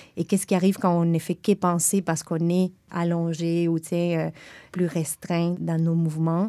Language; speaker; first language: French; non-native, fluent; Spanish